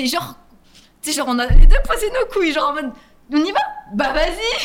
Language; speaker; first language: French; native; French